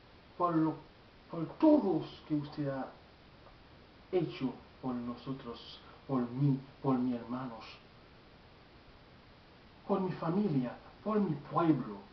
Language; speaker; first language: Spanish; non-native, learner; Haitian Creole